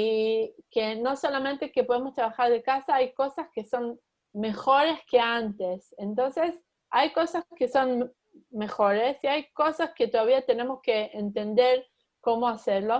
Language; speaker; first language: Spanish; early bilingual, heritage; Spanish